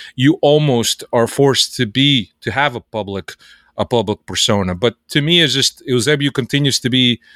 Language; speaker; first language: English; early bilingual, other home language; Portuguese